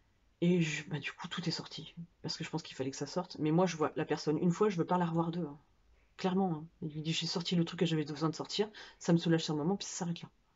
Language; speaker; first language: French; native; French